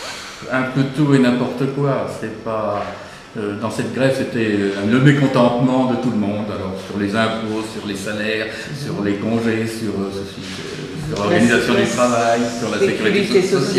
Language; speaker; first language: French; native; French